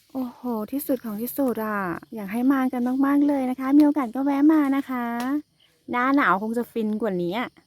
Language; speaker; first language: Thai; native; Thai